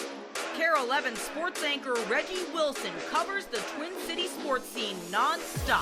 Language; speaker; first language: English; native; English